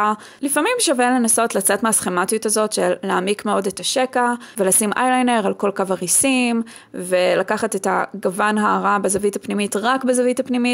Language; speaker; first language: Hebrew; native; Hebrew